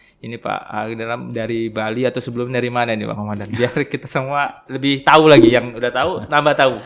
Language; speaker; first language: Indonesian; native; Indonesian